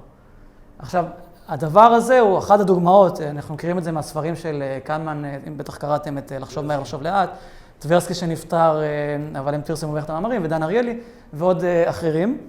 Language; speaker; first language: Hebrew; native; Hebrew